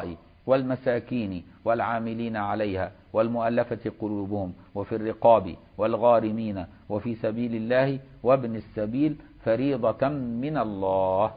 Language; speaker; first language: Arabic; native; Arabic